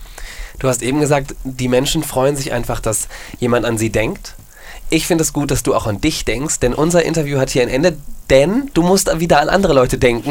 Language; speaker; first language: German; native; German